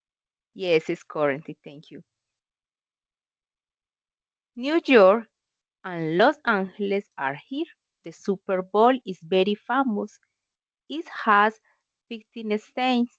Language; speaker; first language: English; non-native, learner; Spanish